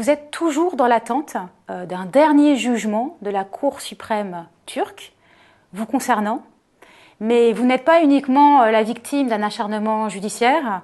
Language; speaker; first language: French; native; French